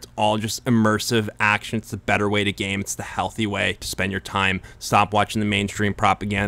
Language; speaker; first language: English; native; English